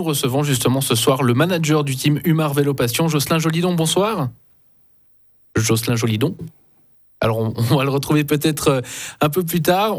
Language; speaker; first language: French; native; French